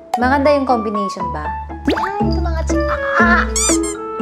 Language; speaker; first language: Filipino; non-native, fluent; Korean